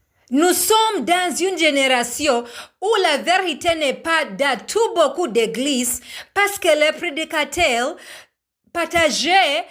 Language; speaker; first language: French; non-native, learner; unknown